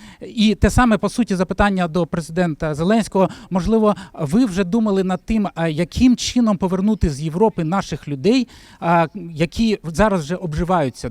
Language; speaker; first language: Ukrainian; native; Ukrainian